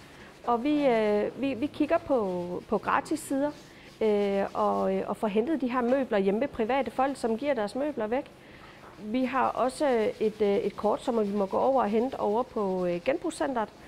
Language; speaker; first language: Danish; native; Danish